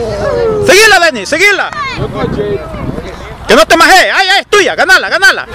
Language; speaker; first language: Spanish; native; Spanish